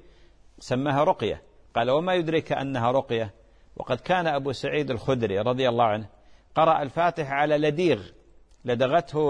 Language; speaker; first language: Arabic; native; Arabic